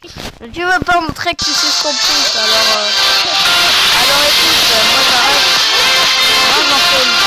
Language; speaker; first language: French; native; French